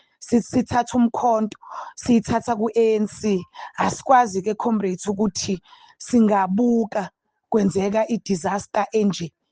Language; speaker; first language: Zulu; native; Zulu